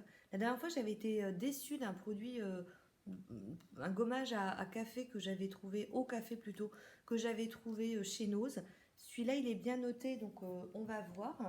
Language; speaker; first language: French; native; French